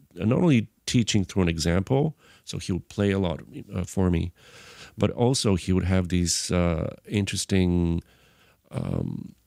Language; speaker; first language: English; non-native, fluent; Bulgarian